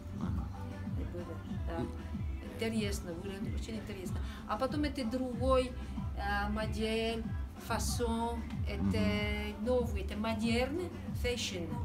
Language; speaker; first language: Russian; non-native, learner; French